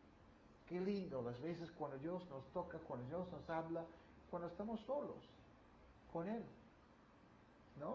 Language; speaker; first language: Spanish; non-native, fluent; English